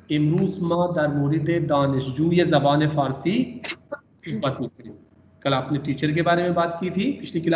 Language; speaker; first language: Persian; non-native, fluent; Urdu